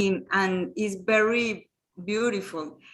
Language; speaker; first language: English; non-native, learner; Spanish